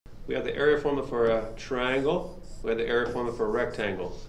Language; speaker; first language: English; native; English